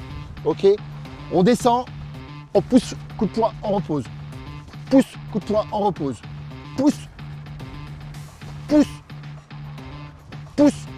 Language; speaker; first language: French; native; French